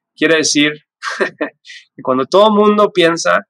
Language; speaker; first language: Spanish; native; Spanish